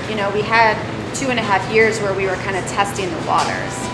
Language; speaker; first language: English; native; English